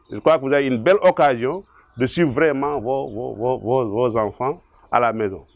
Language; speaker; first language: French; non-native, local second language; Wolof